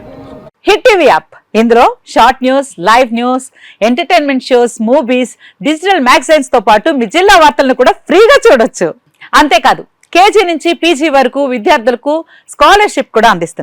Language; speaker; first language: Telugu; native; Telugu